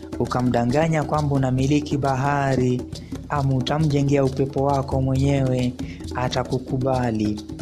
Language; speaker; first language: Swahili; non-native, local second language; Luyia